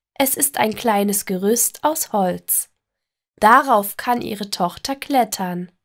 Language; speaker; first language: German; native; German